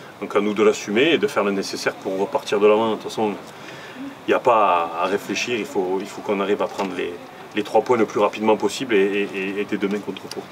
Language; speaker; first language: French; native; French